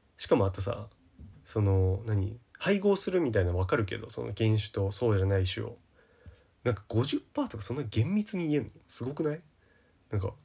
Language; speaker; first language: Japanese; native; Japanese